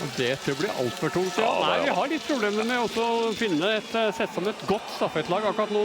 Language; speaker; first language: Norwegian; native; Norwegian